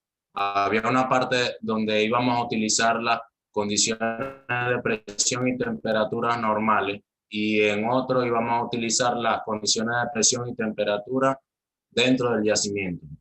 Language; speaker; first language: Spanish; native; Spanish